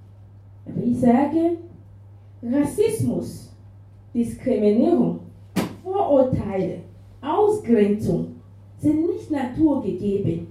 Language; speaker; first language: German; non-native, fluent; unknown